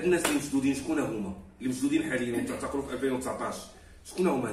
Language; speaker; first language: Arabic; native; Arabic